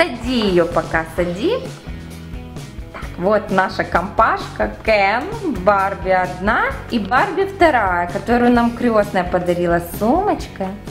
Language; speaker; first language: Russian; native; Russian